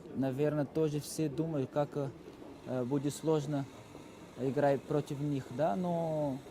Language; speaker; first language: Russian; non-native, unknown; Portuguese